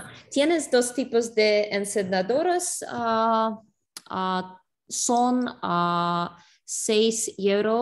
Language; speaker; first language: Spanish; non-native, learner; English